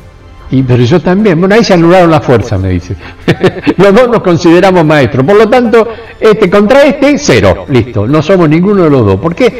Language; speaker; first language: Spanish; native; Spanish